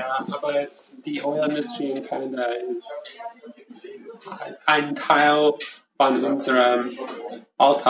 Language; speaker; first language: German; non-native, learner; English